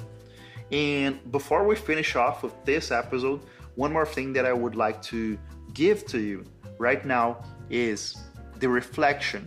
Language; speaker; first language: English; non-native, fluent; Portuguese